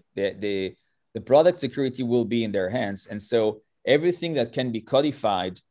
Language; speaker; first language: English; non-native, fluent; French